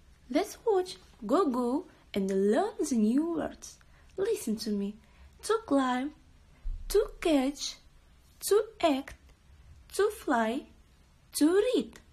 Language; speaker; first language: English; non-native, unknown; Kazakh